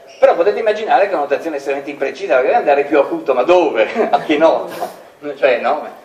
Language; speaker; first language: Italian; native; Italian